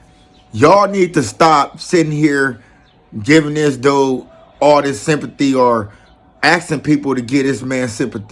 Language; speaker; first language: English; native; English